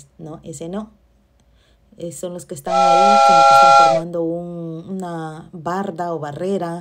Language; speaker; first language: Spanish; native; Spanish